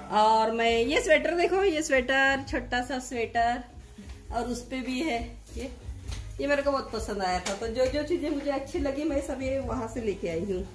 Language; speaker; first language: Hindi; non-native, local second language; Marathi